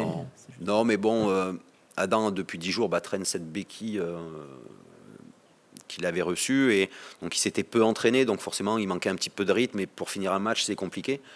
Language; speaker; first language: French; native; French